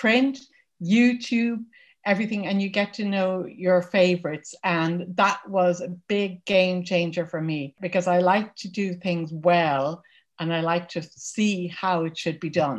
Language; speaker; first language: English; native; English